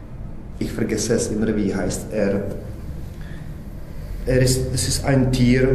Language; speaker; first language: German; non-native, fluent; Czech